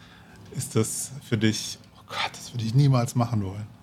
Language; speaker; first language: German; native; German